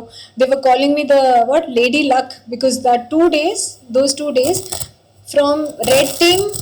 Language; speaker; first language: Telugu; non-native, learner; Hindi